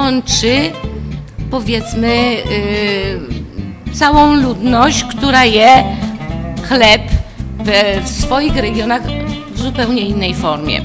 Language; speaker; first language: Polish; non-native, fluent; Italian